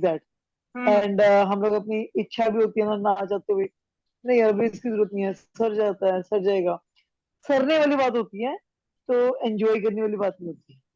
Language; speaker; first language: Hindi; native; Hindi